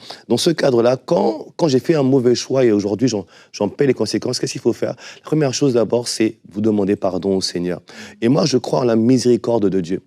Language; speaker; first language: French; native; French